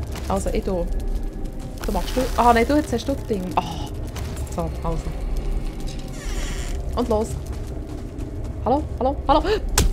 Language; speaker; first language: German; native; German